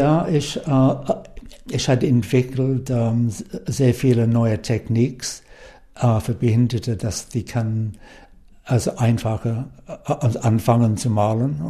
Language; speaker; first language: German; non-native, learner; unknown